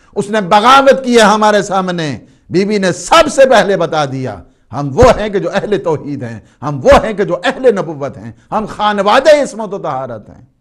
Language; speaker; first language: Urdu; native; Urdu